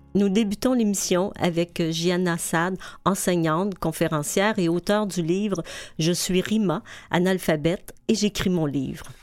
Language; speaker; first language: French; native; French